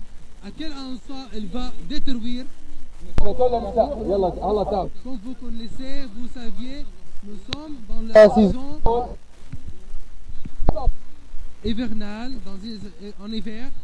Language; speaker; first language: French; non-native, fluent; Arabic